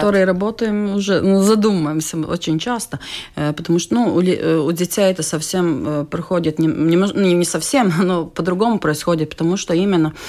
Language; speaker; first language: Russian; non-native, local second language; Latvian